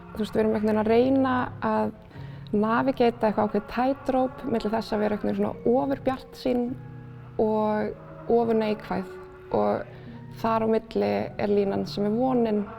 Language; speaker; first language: Icelandic; native; Icelandic